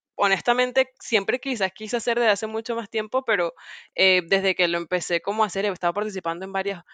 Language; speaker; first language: Spanish; native; Spanish